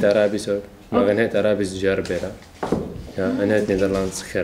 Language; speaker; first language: Dutch; non-native, learner; Arabic